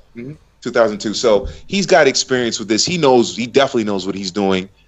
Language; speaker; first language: English; native; English